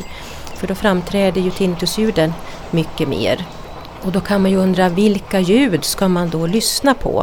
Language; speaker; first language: Swedish; native; Swedish